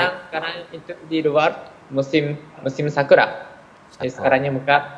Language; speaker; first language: Indonesian; non-native, fluent; Japanese